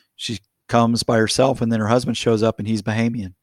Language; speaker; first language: English; native; English